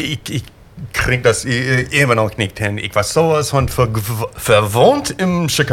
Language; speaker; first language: German; non-native, fluent; English